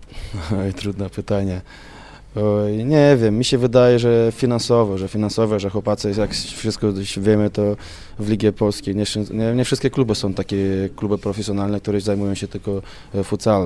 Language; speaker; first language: Polish; non-native, learner; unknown